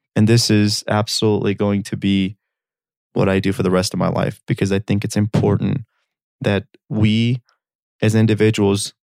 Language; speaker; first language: English; early bilingual, other home language; Armenian